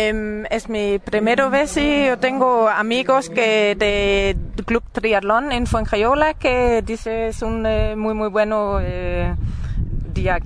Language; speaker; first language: Spanish; non-native, learner; Danish